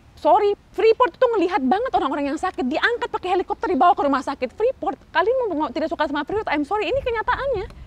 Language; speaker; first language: Indonesian; native; Indonesian